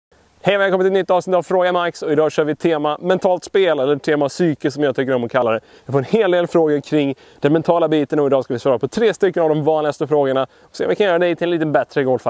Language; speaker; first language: Swedish; native; Swedish